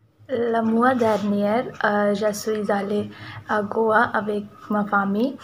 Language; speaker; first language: French; non-native, learner; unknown